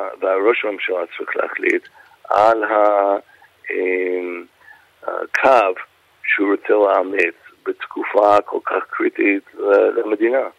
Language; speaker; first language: Hebrew; non-native, fluent; English